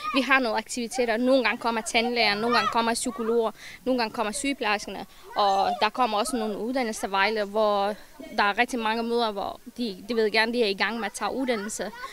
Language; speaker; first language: Danish; non-native, fluent; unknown